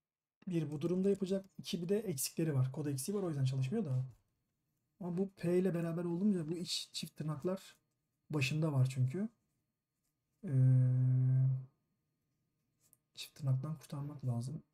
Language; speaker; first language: Turkish; native; Turkish